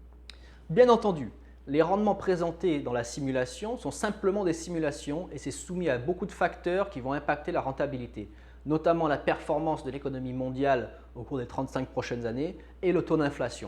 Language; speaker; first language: French; native; French